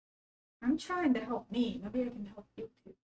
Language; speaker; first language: English; native; English